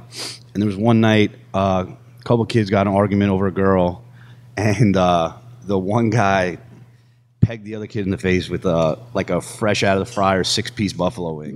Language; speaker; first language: English; native; English